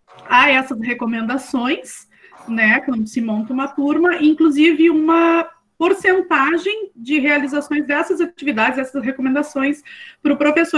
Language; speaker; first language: Portuguese; native; Portuguese